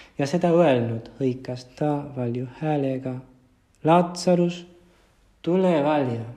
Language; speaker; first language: Estonian; non-native, fluent; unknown